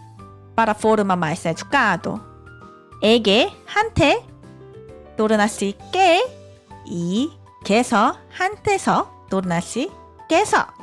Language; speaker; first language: Portuguese; non-native, learner; Korean